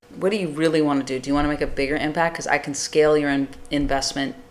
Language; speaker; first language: English; native; English